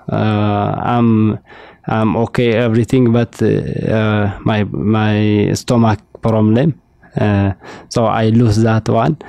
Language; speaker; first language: English; non-native, learner; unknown